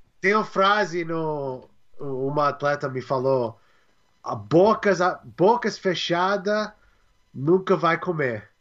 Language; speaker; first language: Portuguese; non-native, learner; English